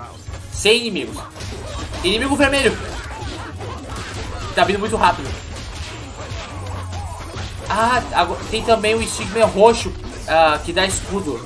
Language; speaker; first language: Portuguese; native; Portuguese